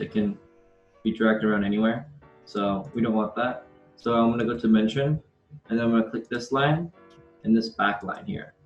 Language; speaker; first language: English; native; English